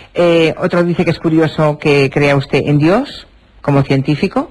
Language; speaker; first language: Spanish; native; Spanish